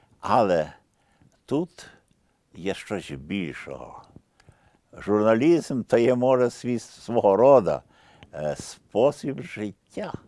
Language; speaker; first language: Ukrainian; early bilingual, heritage; Ukrainian